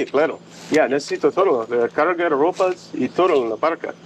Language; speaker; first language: Spanish; non-native, learner; English